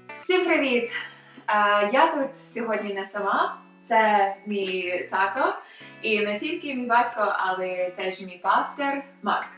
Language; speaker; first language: Ukrainian; early bilingual, other home language; English